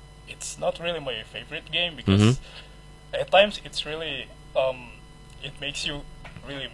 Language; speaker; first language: English; non-native, fluent; Indonesian